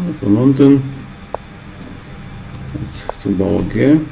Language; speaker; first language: German; non-native, fluent; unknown